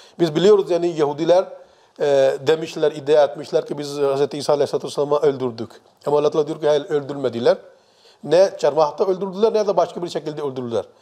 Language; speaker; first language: Turkish; non-native, fluent; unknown